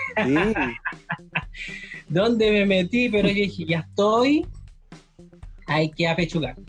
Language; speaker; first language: Spanish; non-native, fluent; Haitian Creole